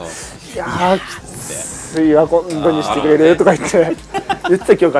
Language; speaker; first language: Japanese; native; Japanese